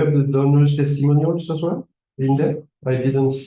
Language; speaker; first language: English; non-native, fluent; French